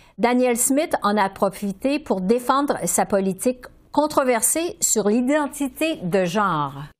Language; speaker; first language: French; native; French